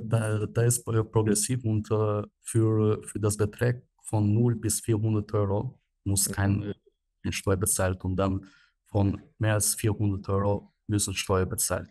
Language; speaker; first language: German; non-native, fluent; Albanian